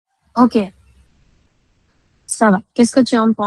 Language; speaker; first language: French; non-native, fluent; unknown